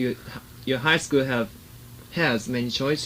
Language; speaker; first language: English; non-native, learner; Japanese